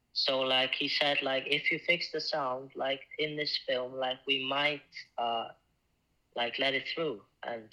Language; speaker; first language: English; non-native, fluent; Icelandic